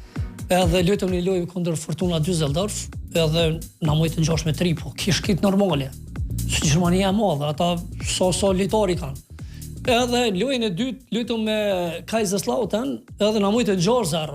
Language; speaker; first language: Albanian; native; Albanian